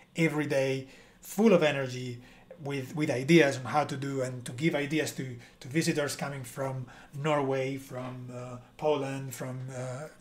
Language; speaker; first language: English; non-native, fluent; Spanish